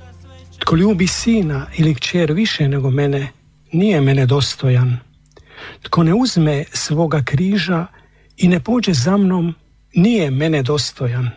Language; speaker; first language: Croatian; native; Croatian